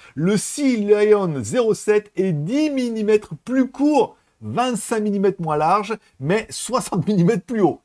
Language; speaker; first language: French; native; French